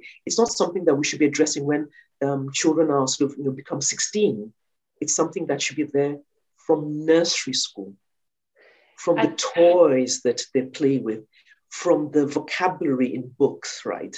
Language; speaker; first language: English; non-native, local second language; Yoruba